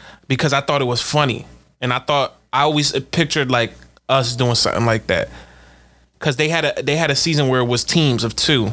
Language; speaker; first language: English; native; English